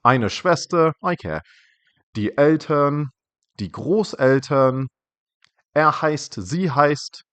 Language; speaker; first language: German; non-native, fluent; English